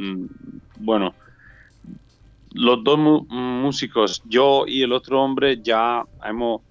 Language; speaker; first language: Spanish; non-native, learner; Italian